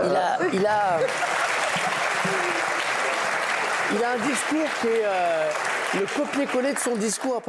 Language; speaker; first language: French; native; French